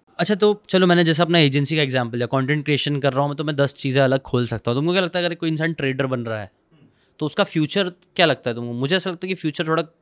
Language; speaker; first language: Hindi; native; Hindi